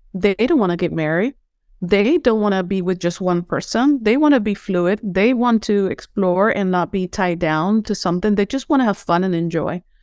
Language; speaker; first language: English; non-native, fluent; Spanish